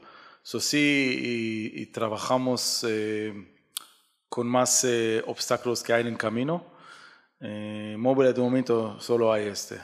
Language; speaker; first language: Spanish; non-native, learner; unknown